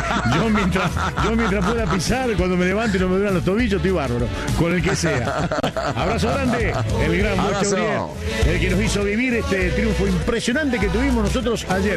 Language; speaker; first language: Spanish; native; Spanish